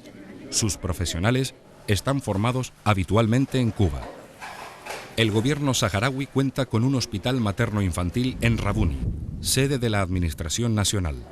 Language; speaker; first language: Spanish; native; Spanish